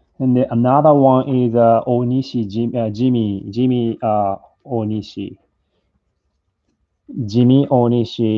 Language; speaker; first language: English; non-native, learner; Japanese